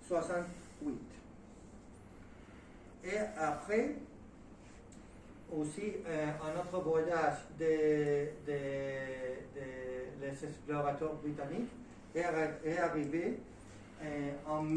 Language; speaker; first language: French; non-native, learner; Spanish